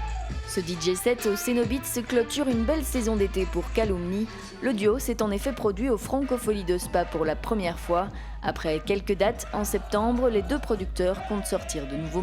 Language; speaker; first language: French; native; French